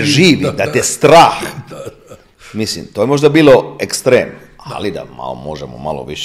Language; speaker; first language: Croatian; non-native, fluent; Italian